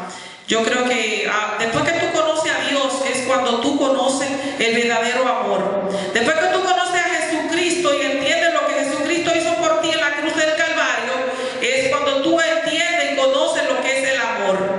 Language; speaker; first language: Spanish; native; Spanish